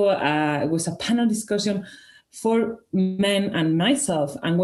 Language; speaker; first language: English; non-native, fluent; Spanish